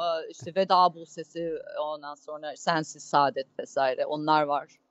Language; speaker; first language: Turkish; non-native, fluent; English